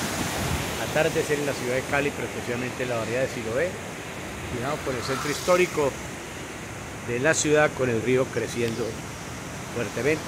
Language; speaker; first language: Spanish; native; Spanish